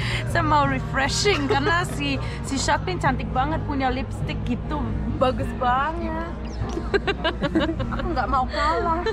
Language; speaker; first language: Indonesian; early bilingual, heritage; Indonesian